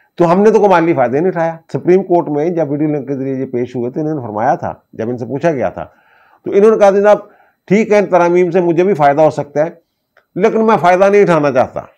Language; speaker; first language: Urdu; non-native, local second language; Punjabi